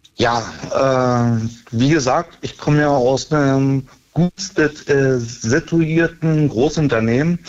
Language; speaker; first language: German; early bilingual, other home language; English